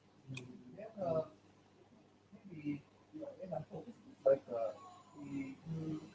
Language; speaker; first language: English; non-native, learner; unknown